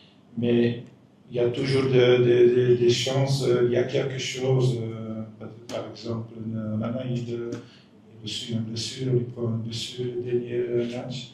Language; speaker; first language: French; non-native, local second language; Dutch